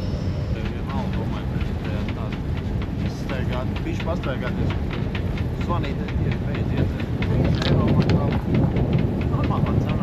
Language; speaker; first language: Latvian; native; Latvian